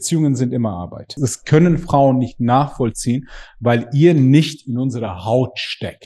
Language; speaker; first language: German; native; German